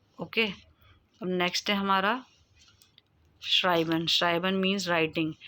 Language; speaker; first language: Hindi; native; Hindi